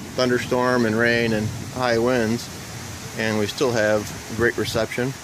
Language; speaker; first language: English; native; English